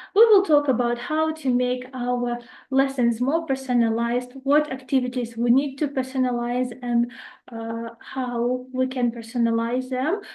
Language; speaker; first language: English; non-native, fluent; Ukrainian